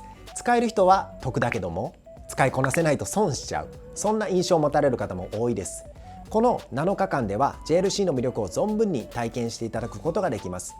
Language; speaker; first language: Japanese; native; Japanese